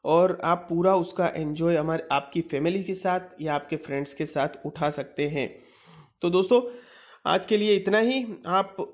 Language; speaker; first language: Hindi; non-native, local second language; Gujarati